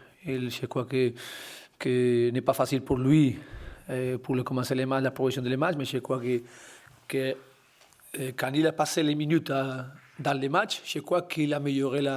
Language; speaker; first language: French; non-native, learner; Spanish